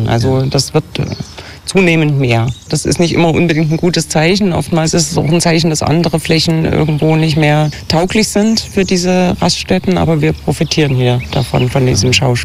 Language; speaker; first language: German; native; German